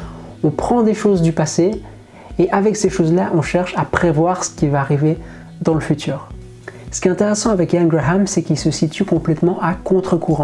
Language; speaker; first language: French; native; French